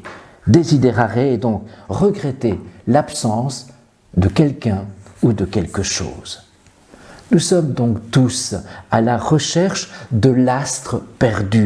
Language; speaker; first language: French; native; French